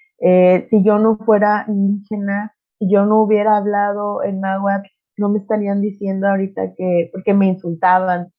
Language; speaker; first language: Spanish; non-native, local second language; Nahuatl languages